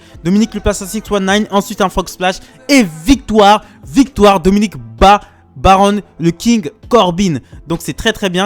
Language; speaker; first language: French; native; French